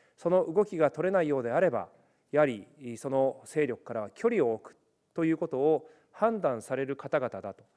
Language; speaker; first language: Japanese; native; Japanese